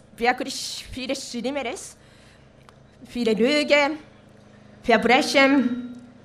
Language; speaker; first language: German; non-native, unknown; Japanese